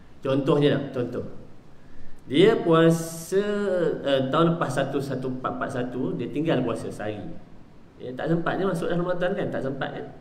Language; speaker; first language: Malay; native; Malay